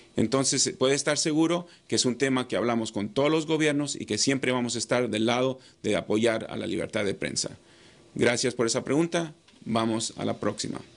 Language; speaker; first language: Spanish; non-native, fluent; English